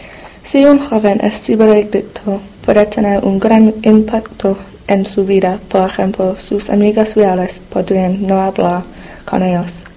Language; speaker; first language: Spanish; non-native, learner; English